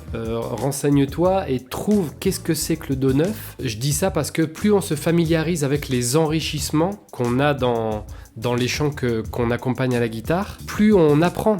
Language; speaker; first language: French; native; French